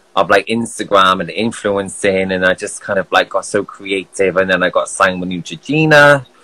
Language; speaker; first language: English; native; English